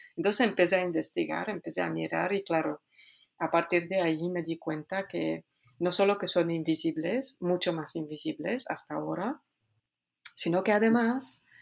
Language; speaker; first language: Spanish; non-native, fluent; Polish